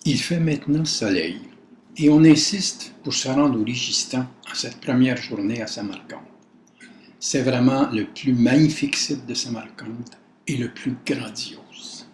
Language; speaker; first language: French; native; French